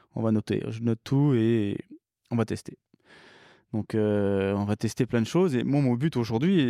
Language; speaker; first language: French; early bilingual, other home language; English